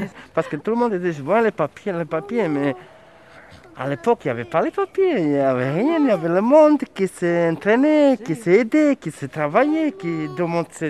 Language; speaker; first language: French; non-native, fluent; Serbian